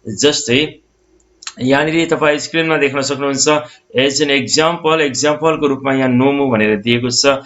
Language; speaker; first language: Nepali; native; Nepali